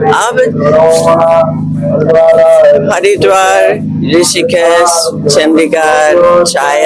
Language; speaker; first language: Hindi; non-native, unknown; English